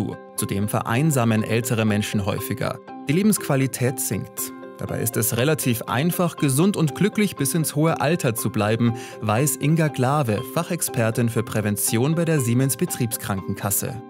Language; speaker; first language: German; native; German